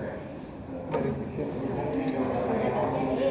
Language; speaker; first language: English; non-native, learner; Indonesian